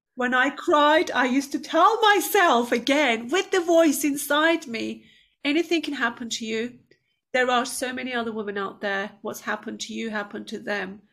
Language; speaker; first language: English; non-native, fluent; Turkish